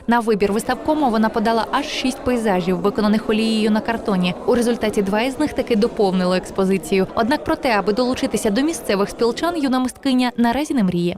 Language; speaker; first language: Ukrainian; native; Ukrainian